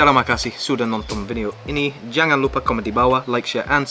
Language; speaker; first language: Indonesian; non-native, learner; English